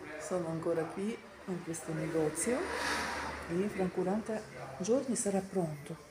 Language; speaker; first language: Italian; non-native, learner; Ukrainian